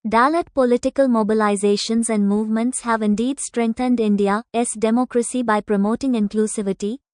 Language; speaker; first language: English; non-native, local second language; Tamil